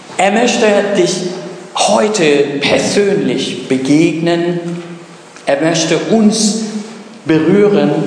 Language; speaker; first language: German; non-native, fluent; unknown